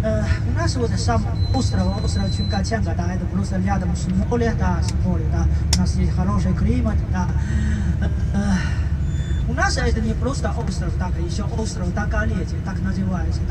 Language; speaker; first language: Russian; non-native, learner; Chinese